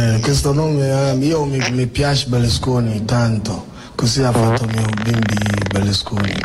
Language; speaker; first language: Italian; non-native, learner; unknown